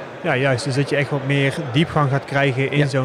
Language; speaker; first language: Dutch; native; Dutch